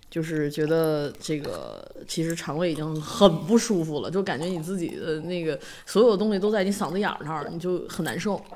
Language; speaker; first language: Chinese; native; Chinese